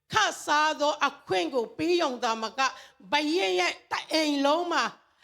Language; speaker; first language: Burmese; non-native, local second language; Tedim Chin